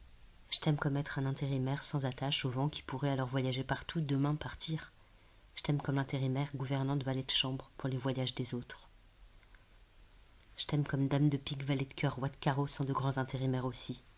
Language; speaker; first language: French; native; French